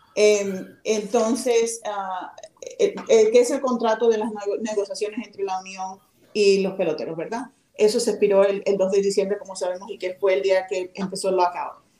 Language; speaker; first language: Spanish; native; Spanish